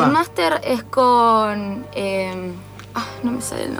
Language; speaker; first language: Spanish; native; Spanish